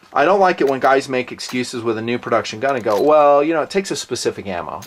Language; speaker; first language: English; native; English